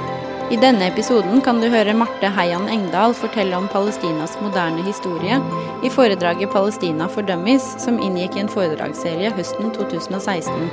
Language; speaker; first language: Norwegian; native; Norwegian